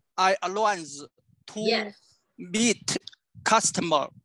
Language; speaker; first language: English; non-native, learner; Vietnamese